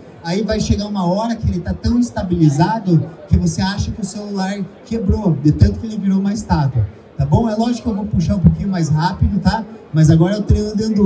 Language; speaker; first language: Portuguese; native; Portuguese